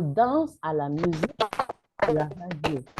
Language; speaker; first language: French; non-native, fluent; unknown